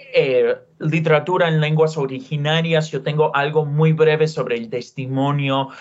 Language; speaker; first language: Spanish; non-native, fluent; English